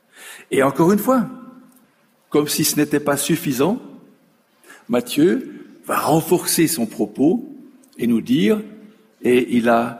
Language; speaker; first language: French; native; French